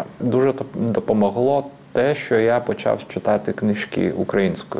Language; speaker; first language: Ukrainian; non-native, fluent; Lithuanian